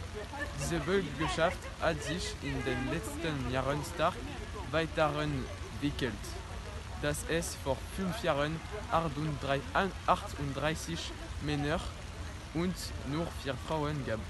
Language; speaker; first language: German; non-native, learner; French